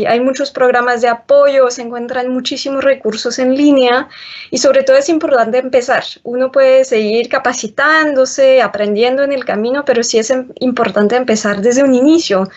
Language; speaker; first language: Spanish; non-native, fluent; French